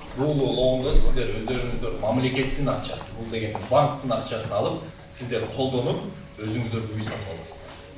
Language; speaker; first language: Kyrgyz; native; Kyrgyz